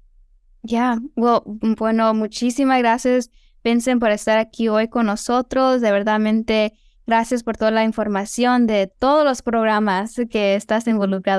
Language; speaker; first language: Spanish; early bilingual, heritage; Spanish